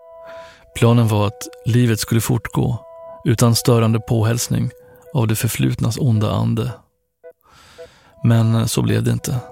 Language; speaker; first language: Swedish; native; Swedish